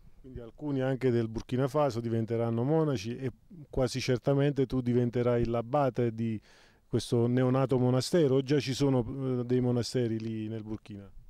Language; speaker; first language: Italian; native; Italian